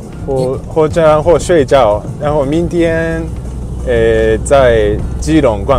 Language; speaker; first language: Chinese; non-native, learner; Japanese